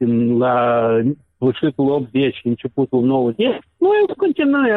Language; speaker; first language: Romanian; non-native, local second language; Russian